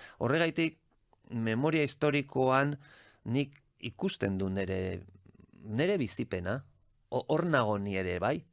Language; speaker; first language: Basque; non-native, local second language; Spanish